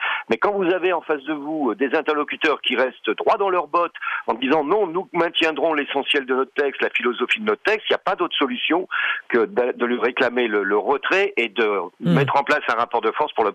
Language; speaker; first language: French; native; French